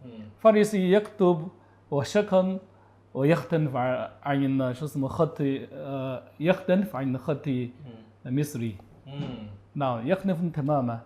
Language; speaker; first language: Arabic; non-native, learner; Chinese